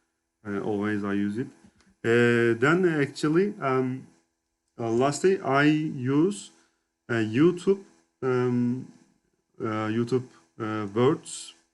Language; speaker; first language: English; non-native, learner; Turkish